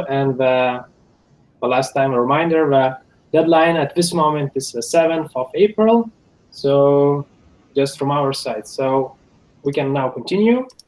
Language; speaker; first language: English; non-native, fluent; Lithuanian